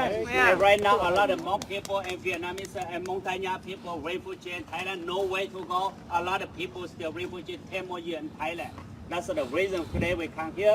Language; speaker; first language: English; non-native, learner; Hmong